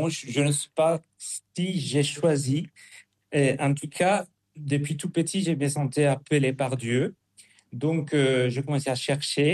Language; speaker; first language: French; non-native, fluent; Spanish